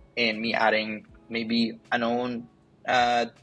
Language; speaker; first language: English; early bilingual, other home language; Spanish